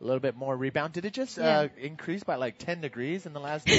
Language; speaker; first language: English; native; English